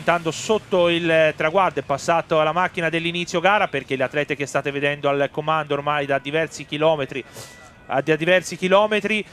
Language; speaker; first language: Italian; native; Italian